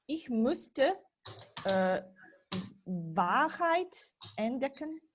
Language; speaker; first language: German; non-native, learner; Serbian